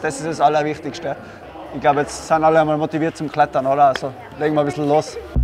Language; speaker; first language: German; native; German